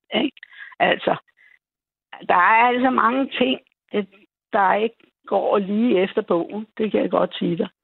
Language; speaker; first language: Danish; native; Danish